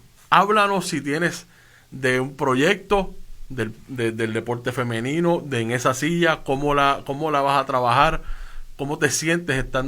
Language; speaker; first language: Spanish; native; Spanish